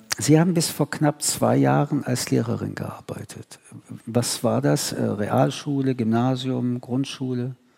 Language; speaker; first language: German; early bilingual, other home language; French